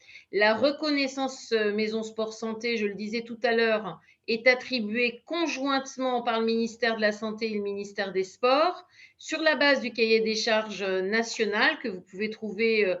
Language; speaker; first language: French; native; French